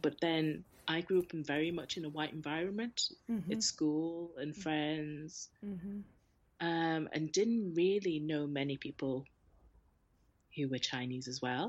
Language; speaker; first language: English; native; English